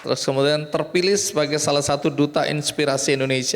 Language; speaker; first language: Indonesian; native; Indonesian